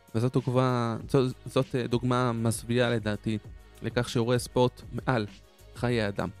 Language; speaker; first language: Hebrew; native; Hebrew